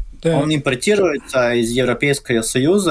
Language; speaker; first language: Russian; non-native, local second language; Latvian